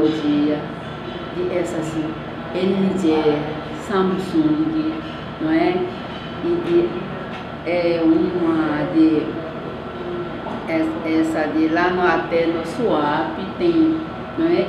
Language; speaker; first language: Portuguese; non-native, learner; Korean